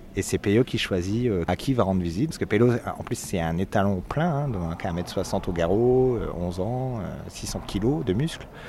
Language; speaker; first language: French; native; French